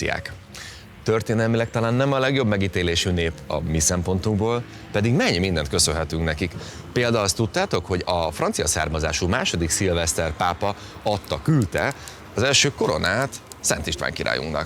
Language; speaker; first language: Hungarian; native; Hungarian